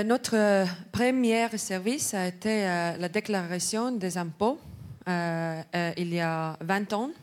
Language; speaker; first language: French; non-native, learner; Estonian